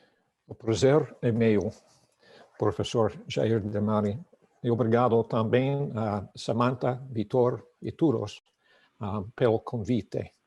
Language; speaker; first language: Portuguese; non-native, learner; English